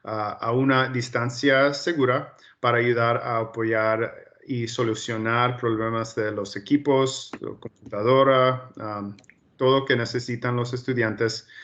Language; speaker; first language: Spanish; early bilingual, heritage; Spanish